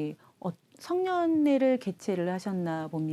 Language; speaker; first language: Korean; native; Korean